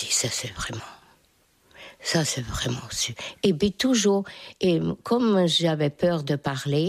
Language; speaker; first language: French; non-native, fluent; Hungarian